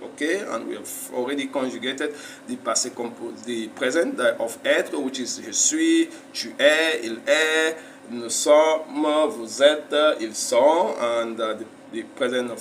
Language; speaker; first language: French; non-native, fluent; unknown